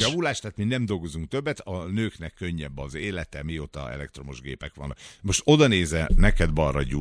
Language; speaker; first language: Hungarian; native; Hungarian